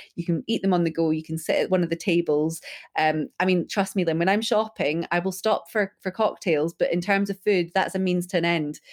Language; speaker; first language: English; early bilingual, other home language; Urdu